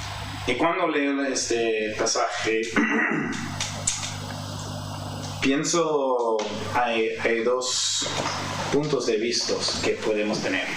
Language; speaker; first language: Spanish; non-native, fluent; English